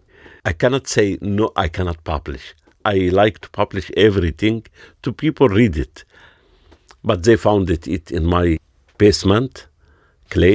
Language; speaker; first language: English; non-native, learner; Arabic